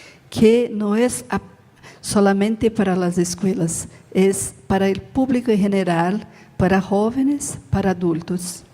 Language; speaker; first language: Spanish; non-native, learner; Portuguese